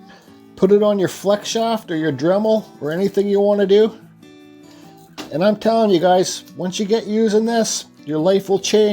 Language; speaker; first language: English; native; English